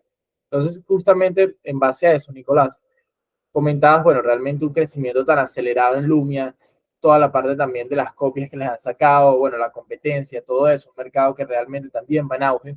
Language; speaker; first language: Spanish; native; Spanish